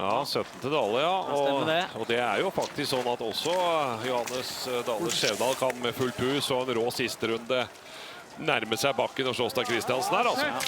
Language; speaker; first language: Norwegian; native; Norwegian